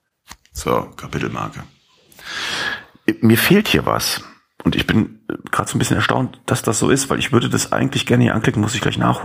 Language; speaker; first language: German; native; German